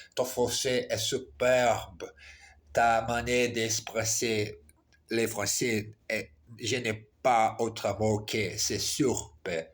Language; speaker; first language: French; non-native, learner; Portuguese